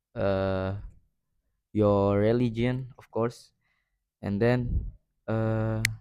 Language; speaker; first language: English; non-native, learner; Indonesian